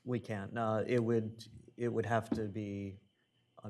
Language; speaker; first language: English; native; English